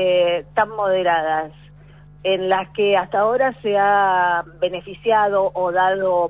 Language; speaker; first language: Spanish; native; Spanish